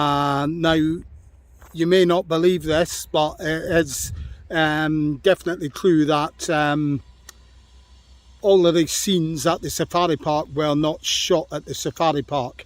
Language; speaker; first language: English; native; English